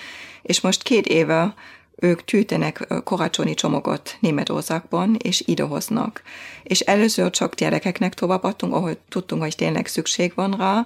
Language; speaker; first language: Hungarian; non-native, fluent; German